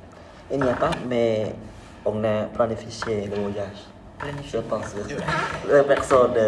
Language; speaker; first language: French; non-native, learner; Vietnamese